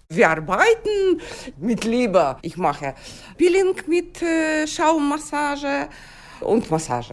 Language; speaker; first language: German; non-native, learner; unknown